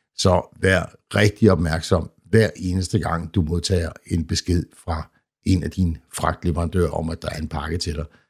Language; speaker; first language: Danish; native; Danish